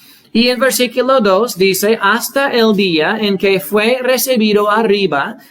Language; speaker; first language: Spanish; non-native, fluent; English